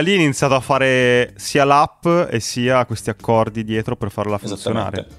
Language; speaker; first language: Italian; native; Italian